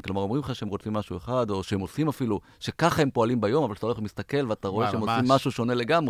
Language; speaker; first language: Hebrew; native; Hebrew